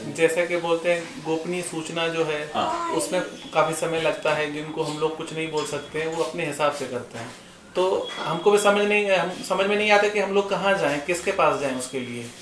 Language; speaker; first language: Urdu; non-native, local second language; Sindhi